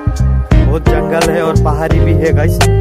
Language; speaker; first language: Hindi; non-native, local second language; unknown